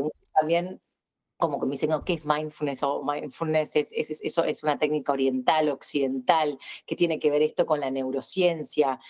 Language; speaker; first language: Spanish; native; Spanish